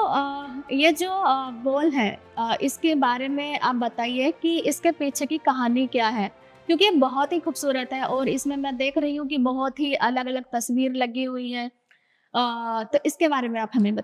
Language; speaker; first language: Hindi; native; Hindi